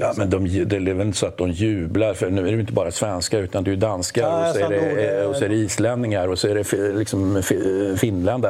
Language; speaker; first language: Swedish; native; Swedish